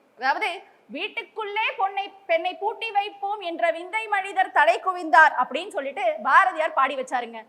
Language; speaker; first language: Tamil; native; Tamil